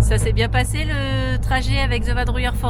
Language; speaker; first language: French; native; French